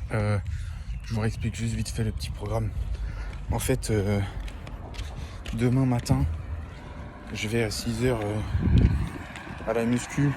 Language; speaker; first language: French; native; French